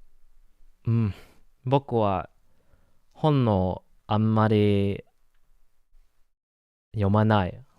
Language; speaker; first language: Japanese; non-native, learner; English